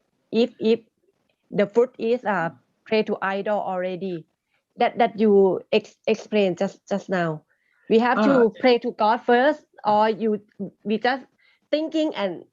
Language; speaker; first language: English; non-native, learner; Thai